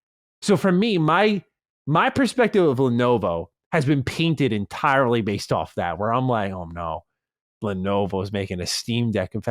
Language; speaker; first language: English; native; English